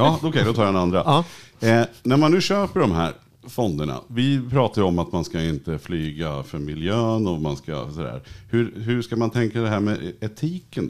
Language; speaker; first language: Swedish; native; Swedish